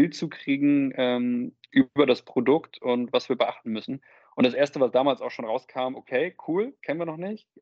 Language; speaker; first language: German; native; German